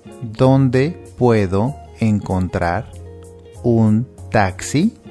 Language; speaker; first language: Spanish; non-native, fluent; English